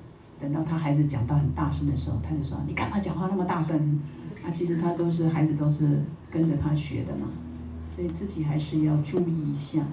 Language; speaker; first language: Chinese; native; Chinese